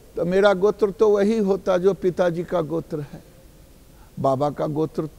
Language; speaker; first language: Hindi; native; Hindi